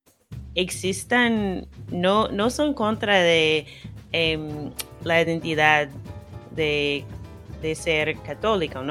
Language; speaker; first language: Spanish; non-native, fluent; English